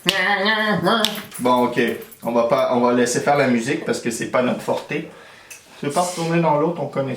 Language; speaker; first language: French; native; French